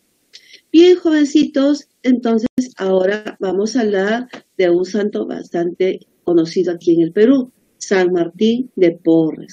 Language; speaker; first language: Spanish; native; Spanish